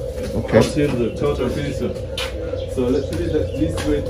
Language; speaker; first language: English; non-native, fluent; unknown